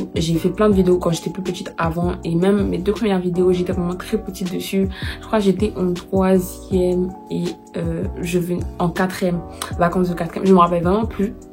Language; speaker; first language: French; native; French